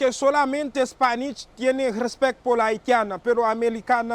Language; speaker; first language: Spanish; non-native, learner; Haitian Creole